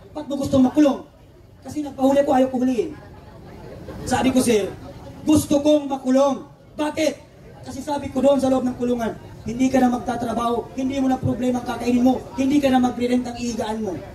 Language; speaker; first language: Filipino; non-native, local second language; Cebuano